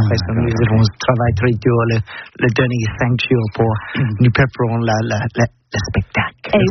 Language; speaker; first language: French; non-native, learner; English